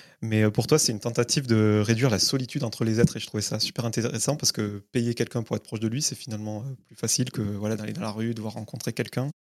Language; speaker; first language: French; native; French